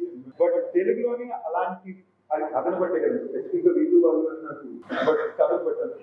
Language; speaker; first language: Telugu; native; Telugu